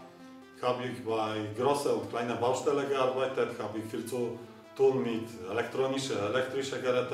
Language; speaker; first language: German; non-native, learner; Polish